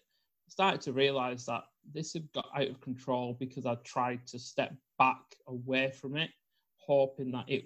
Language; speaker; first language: English; native; English